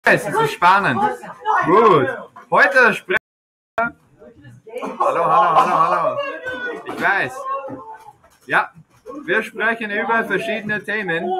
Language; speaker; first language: German; non-native, fluent; English